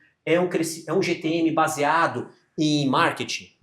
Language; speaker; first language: Portuguese; native; Portuguese